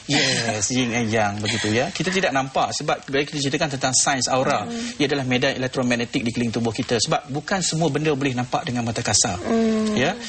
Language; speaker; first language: Malay; native; Malay